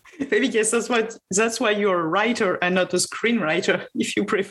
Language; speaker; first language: English; non-native, fluent; French